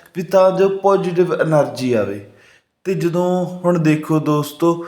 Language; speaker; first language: Punjabi; native; Punjabi